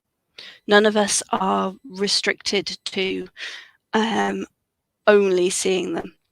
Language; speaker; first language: English; native; English